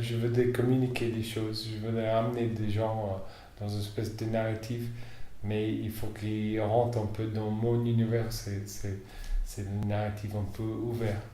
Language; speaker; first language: French; non-native, fluent; English